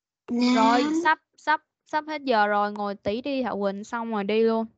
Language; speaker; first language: Vietnamese; native; Vietnamese